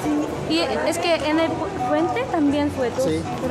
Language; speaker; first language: Spanish; non-native, learner; Korean